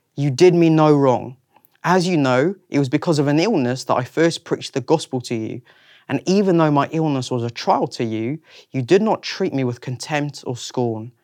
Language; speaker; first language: English; native; English